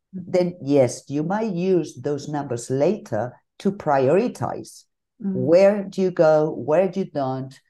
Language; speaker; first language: English; non-native, fluent; Spanish